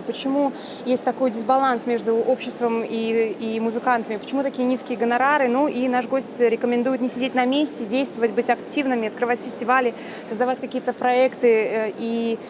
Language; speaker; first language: Russian; native; Russian